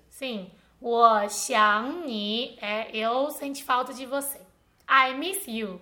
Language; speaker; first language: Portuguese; non-native, fluent; Chinese